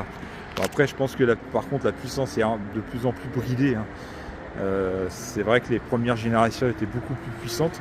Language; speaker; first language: French; native; French